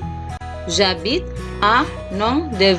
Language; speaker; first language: French; non-native, fluent; Indonesian